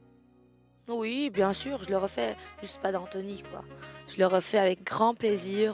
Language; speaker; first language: French; native; French